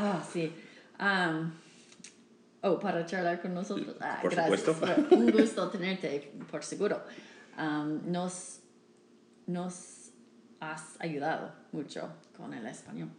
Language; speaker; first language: Spanish; non-native, learner; English